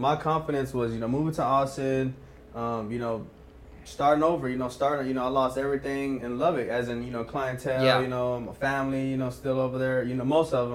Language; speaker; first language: English; native; English